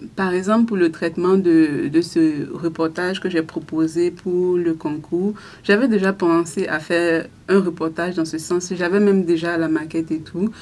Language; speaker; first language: French; non-native, local second language; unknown